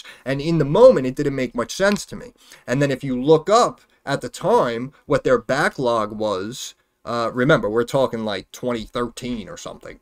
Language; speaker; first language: English; native; English